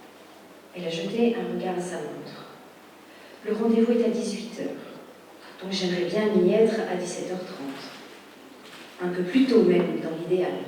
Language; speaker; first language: French; native; French